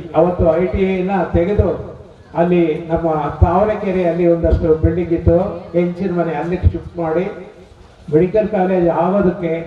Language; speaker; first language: Kannada; native; Kannada